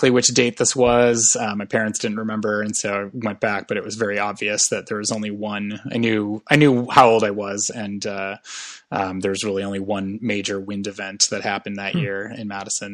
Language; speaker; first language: English; native; English